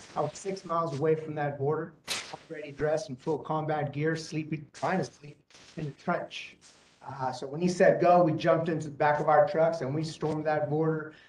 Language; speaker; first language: English; native; English